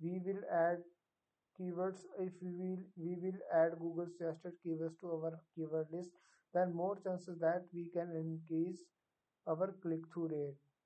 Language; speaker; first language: English; non-native, local second language; Punjabi